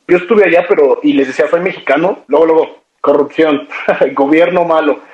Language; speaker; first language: Spanish; native; Spanish